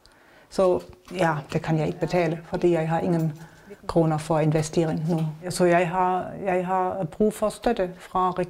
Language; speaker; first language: Danish; non-native, learner; German